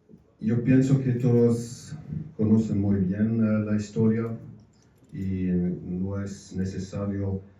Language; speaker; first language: Spanish; non-native, fluent; German